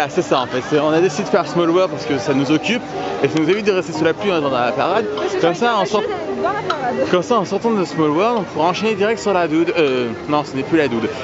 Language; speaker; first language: French; native; French